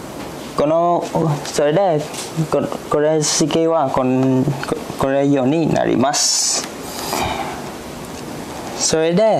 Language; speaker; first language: Japanese; non-native, learner; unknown